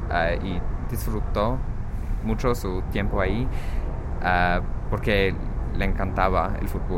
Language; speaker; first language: Spanish; non-native, fluent; English